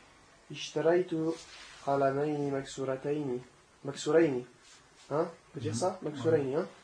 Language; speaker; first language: Arabic; non-native, learner; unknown